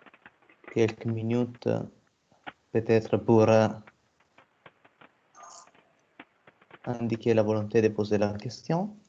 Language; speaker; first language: French; non-native, fluent; Italian